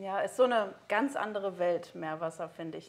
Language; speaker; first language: German; native; German